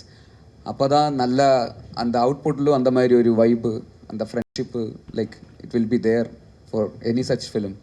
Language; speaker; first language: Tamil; non-native, learner; Malayalam